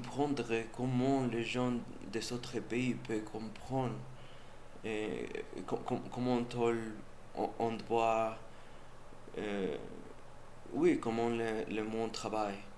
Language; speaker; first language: French; non-native, learner; Spanish